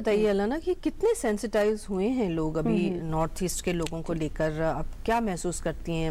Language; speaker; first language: Hindi; native; Hindi